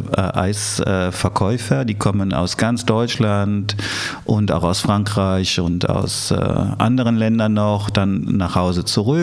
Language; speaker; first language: German; early bilingual, other home language; Italian